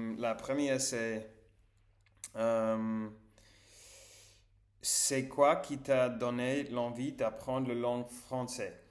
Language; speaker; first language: French; non-native, learner; English